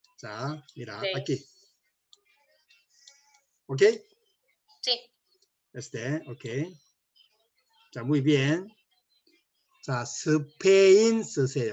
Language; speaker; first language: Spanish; non-native, learner; Korean